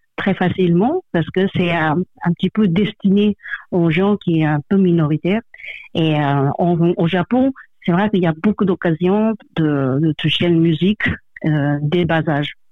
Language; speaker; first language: French; non-native, fluent; Japanese